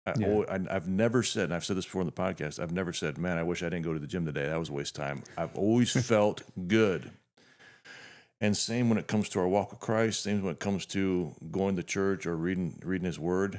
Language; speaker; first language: English; native; English